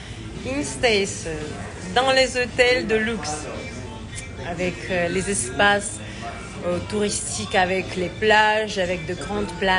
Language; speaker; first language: French; non-native, fluent; Russian